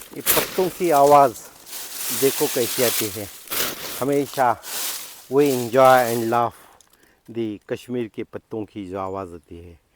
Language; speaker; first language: Hindi; non-native, local second language; Marathi